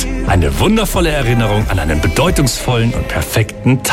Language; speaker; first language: German; native; German